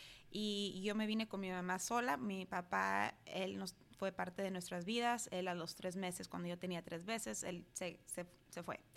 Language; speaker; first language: Spanish; early bilingual, heritage; Spanish